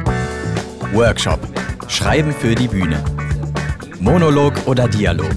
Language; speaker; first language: German; native; German